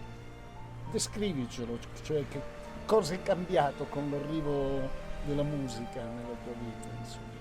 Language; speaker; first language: Italian; native; Italian